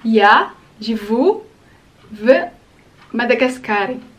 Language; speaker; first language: Russian; non-native, learner; Malagasy